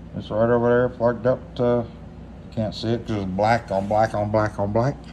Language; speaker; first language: English; native; English